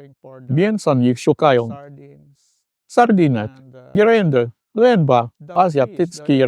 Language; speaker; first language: Polish; non-native, fluent; Filipino